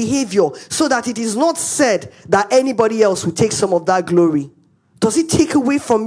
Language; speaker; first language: English; non-native, local second language; Igbo